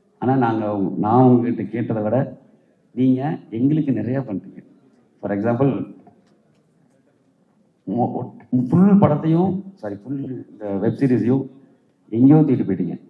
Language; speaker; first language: Tamil; native; Tamil